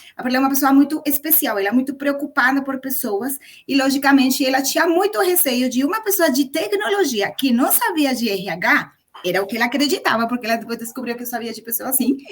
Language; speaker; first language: Portuguese; non-native, fluent; Spanish